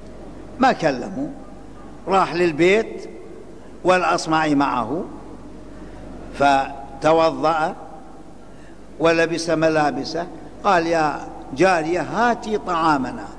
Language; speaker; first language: Arabic; native; Arabic